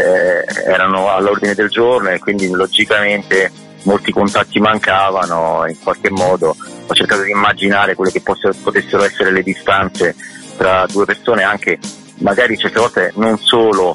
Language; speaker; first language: Italian; native; Italian